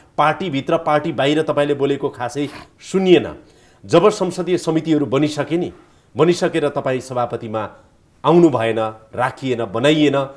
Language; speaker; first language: Nepali; native; Nepali